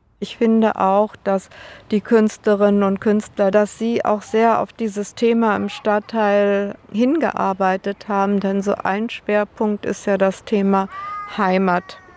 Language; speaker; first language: German; native; German